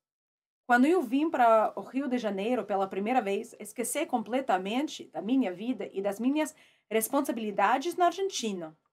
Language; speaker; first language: Portuguese; non-native, fluent; Russian